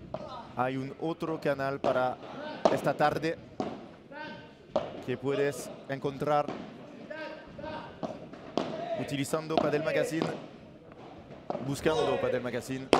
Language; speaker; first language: Spanish; non-native, learner; French